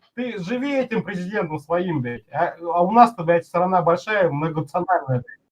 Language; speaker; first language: Russian; native; Russian